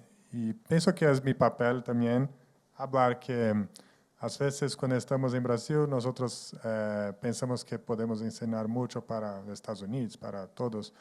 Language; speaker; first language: Spanish; non-native, fluent; Portuguese